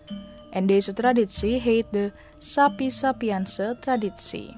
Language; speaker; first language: Dutch; non-native, fluent; Indonesian